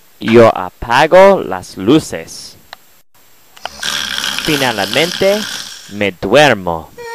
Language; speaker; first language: Spanish; non-native, learner; English